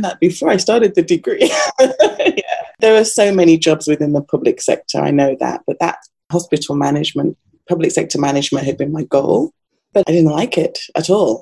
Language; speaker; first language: English; native; English